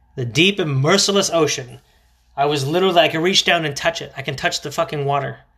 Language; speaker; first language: English; native; English